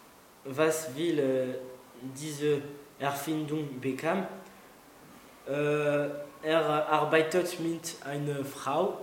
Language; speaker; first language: German; non-native, learner; French